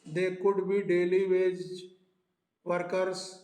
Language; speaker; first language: English; non-native, local second language; Hindi